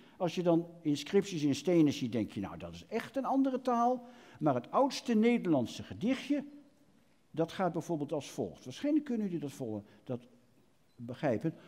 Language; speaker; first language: Dutch; native; Dutch